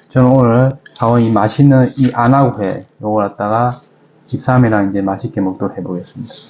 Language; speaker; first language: Korean; native; Korean